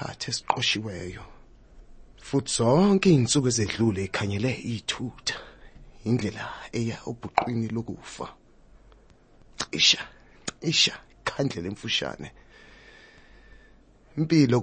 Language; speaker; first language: English; non-native, local second language; Zulu